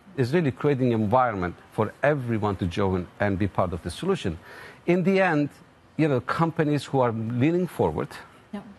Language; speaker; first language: English; non-native, fluent; Turkish